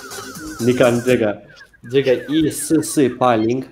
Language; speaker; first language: Chinese; non-native, learner; Russian